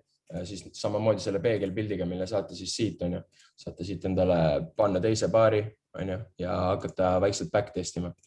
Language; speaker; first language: Estonian; native; Estonian